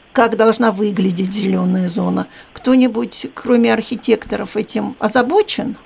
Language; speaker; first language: Russian; native; Russian